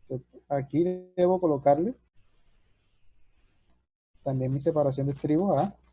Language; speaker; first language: Spanish; native; Spanish